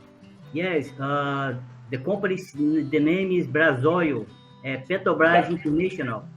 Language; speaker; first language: English; non-native, learner; Portuguese